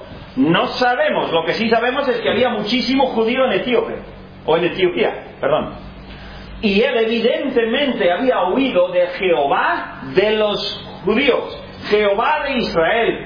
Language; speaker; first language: Spanish; non-native, fluent; English